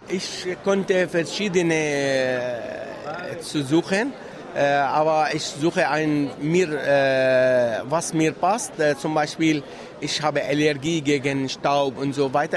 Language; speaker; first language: German; non-native, learner; Arabic